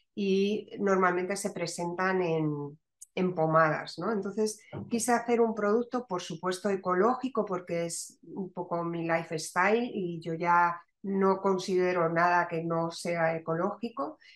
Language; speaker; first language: Spanish; native; Spanish